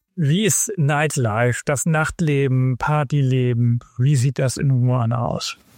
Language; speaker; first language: German; native; German